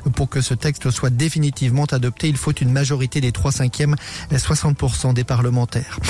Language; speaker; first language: French; native; French